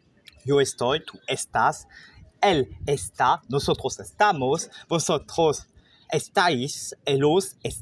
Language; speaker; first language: Spanish; non-native, learner; French